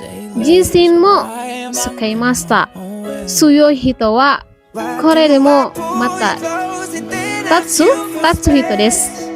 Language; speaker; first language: Japanese; non-native, learner; Indonesian